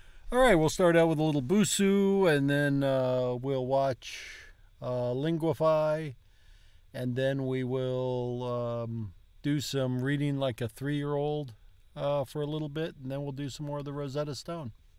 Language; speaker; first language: English; native; English